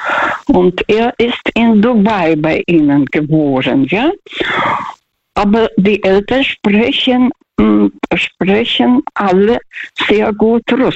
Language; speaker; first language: German; non-native, fluent; Russian